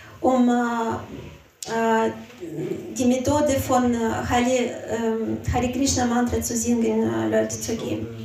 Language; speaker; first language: German; non-native, fluent; Russian